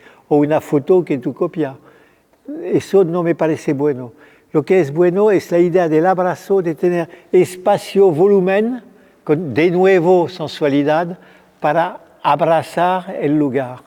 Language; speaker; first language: Spanish; non-native, fluent; French